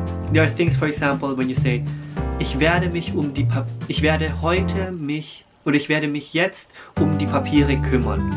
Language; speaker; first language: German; early bilingual, other home language; Filipino